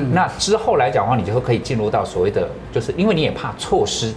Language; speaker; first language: Chinese; native; Chinese